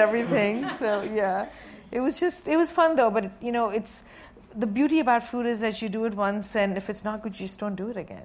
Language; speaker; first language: English; non-native, local second language; Sindhi